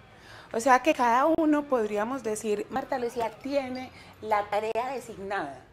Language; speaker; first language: Spanish; native; Spanish